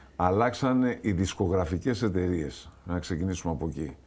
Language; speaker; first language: Greek; native; Greek